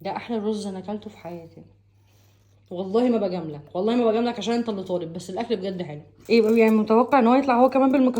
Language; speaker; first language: Arabic; native; Arabic